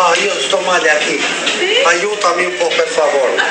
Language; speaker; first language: Italian; non-native, learner; Albanian